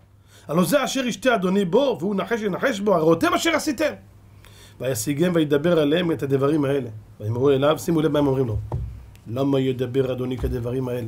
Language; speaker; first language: Hebrew; native; Hebrew